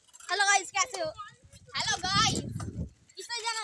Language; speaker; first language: Hindi; non-native, local second language; Bangla